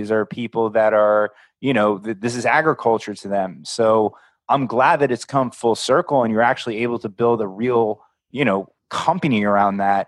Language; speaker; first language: English; native; English